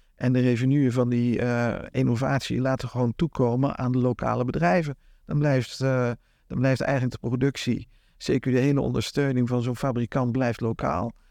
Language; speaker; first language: Dutch; native; Dutch